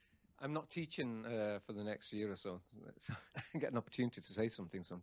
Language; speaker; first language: English; native; English